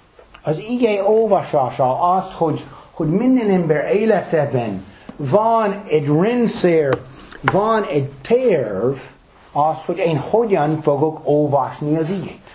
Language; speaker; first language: Hungarian; non-native, fluent; English